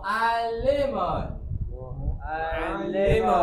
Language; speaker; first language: Arabic; non-native, learner; Malay